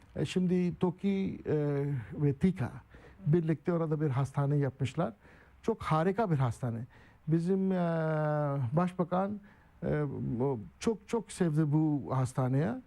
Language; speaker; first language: Turkish; non-native, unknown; Urdu